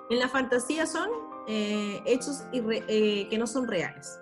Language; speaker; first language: Spanish; native; Spanish